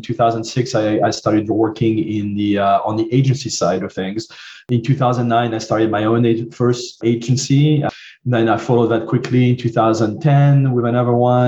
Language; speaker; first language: English; non-native, fluent; French